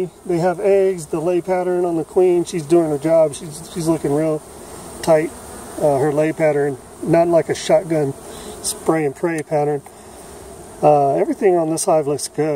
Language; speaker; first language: English; native; English